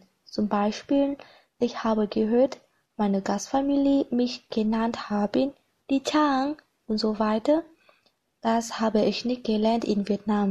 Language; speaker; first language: German; non-native, learner; Vietnamese